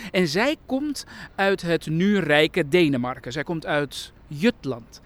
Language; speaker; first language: Dutch; early bilingual, other home language; Persian